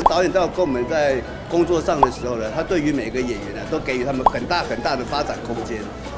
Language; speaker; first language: Chinese; native; Chinese